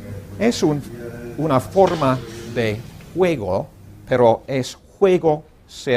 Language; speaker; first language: Spanish; non-native, learner; English